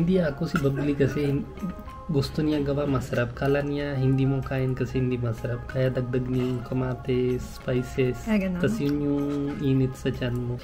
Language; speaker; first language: Filipino; non-native, learner; Punjabi